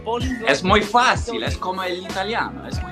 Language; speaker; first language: Spanish; non-native, learner; English